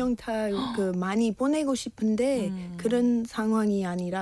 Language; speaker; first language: Korean; non-native, learner; English